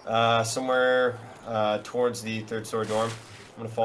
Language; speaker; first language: English; native; English